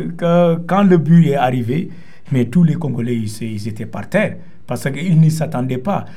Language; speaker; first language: French; non-native, local second language; Wolof